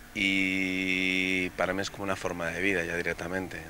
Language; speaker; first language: Spanish; native; Spanish